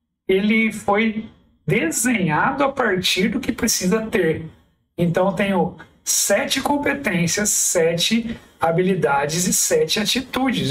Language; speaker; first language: Portuguese; native; Portuguese